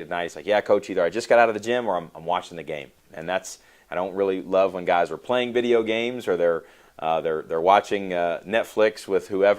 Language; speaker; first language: English; native; English